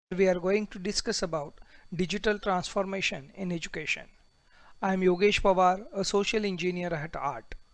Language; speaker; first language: English; non-native, local second language; Marathi